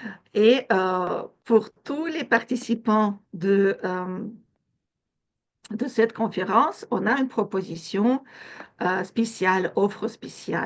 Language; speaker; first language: French; non-native, fluent; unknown